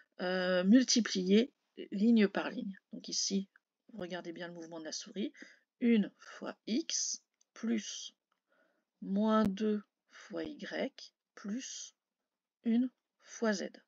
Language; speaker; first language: French; native; French